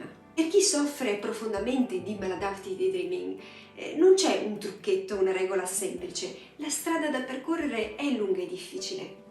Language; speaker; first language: Italian; native; Italian